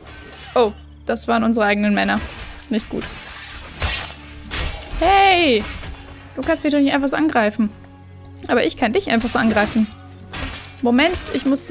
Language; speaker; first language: German; native; German